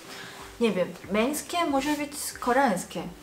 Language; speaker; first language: Polish; non-native, learner; Korean